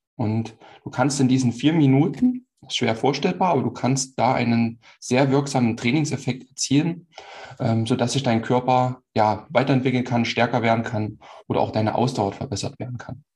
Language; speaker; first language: German; native; German